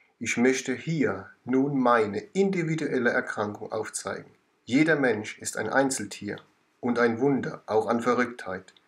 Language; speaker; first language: German; native; German